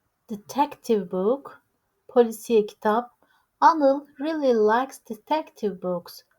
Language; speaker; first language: English; non-native, fluent; Turkish